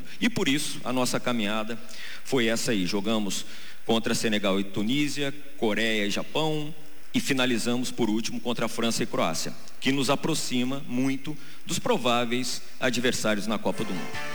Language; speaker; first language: Portuguese; native; Portuguese